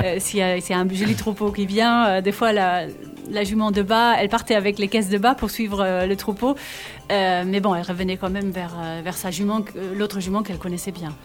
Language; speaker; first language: French; non-native, fluent; German